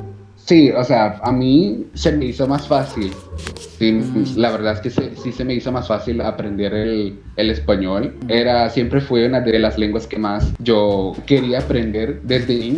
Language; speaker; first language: Spanish; non-native, fluent; Portuguese